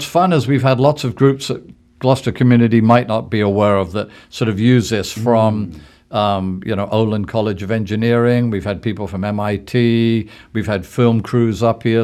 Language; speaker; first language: English; native; English